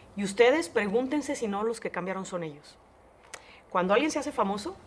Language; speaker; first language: Spanish; native; Spanish